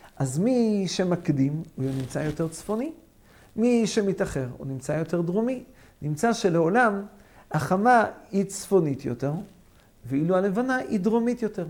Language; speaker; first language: Hebrew; non-native, fluent; English